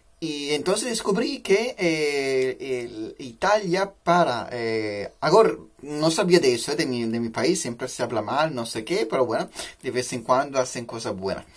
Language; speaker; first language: Spanish; non-native, fluent; Italian